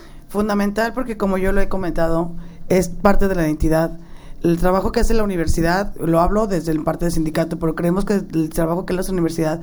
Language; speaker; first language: Spanish; native; Spanish